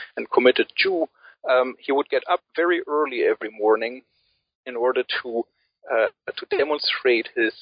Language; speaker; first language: English; early bilingual, other home language; German